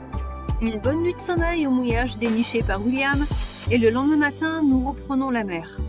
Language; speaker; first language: French; native; French